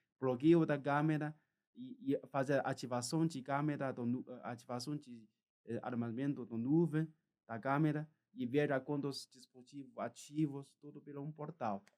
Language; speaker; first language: Portuguese; non-native, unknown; Chinese